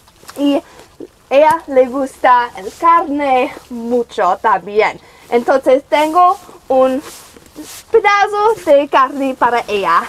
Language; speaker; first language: Spanish; non-native, learner; English